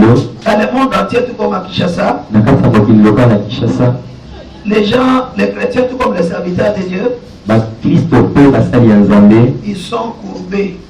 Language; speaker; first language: French; non-native, local second language; Lingala